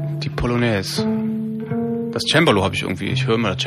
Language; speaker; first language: German; native; German